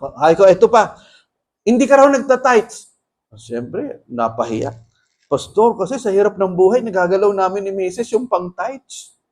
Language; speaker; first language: Filipino; native; Filipino